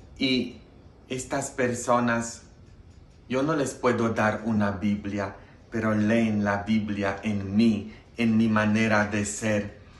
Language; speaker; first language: Spanish; non-native, fluent; Polish